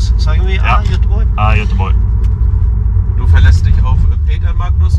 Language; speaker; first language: German; native; German